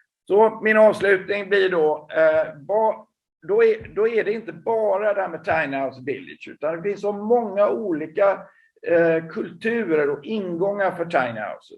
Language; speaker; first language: Swedish; native; Swedish